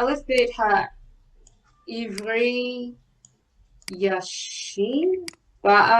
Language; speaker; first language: Hebrew; non-native, learner; English